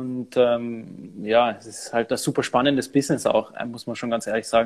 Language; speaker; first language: German; native; German